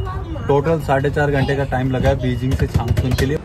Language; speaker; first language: Hindi; native; Hindi